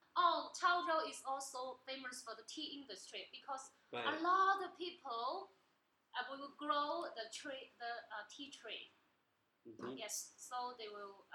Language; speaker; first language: English; non-native, learner; Chinese